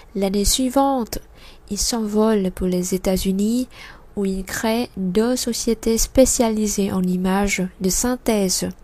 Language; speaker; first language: French; non-native, fluent; Vietnamese